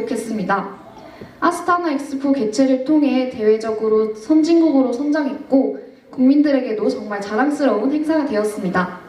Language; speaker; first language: Korean; native; Korean